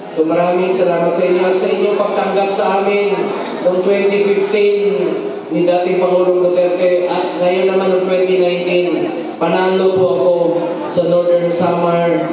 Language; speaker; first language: Filipino; non-native, local second language; Cebuano